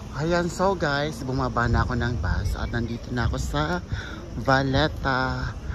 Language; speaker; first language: Filipino; native; Filipino